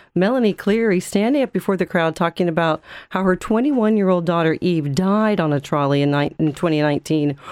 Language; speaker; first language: English; native; English